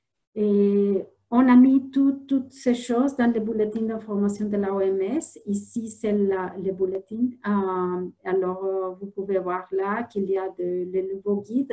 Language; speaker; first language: French; non-native, fluent; Spanish